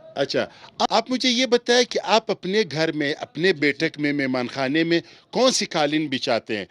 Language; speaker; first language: Urdu; non-native, local second language; Pashto